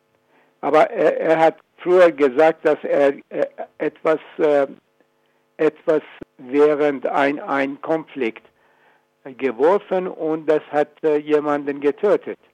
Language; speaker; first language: German; non-native, fluent; Persian